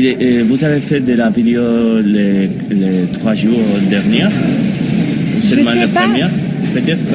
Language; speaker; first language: French; non-native, learner; Spanish